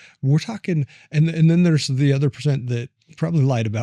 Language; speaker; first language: English; native; English